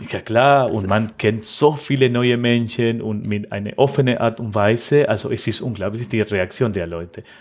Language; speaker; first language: German; non-native, fluent; Spanish